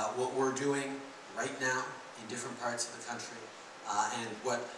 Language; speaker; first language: English; early bilingual, other home language; French